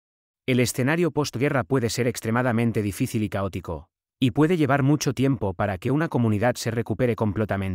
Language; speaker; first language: Spanish; native; Spanish